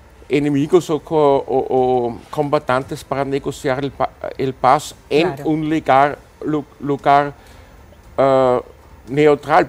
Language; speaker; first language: Spanish; non-native, fluent; German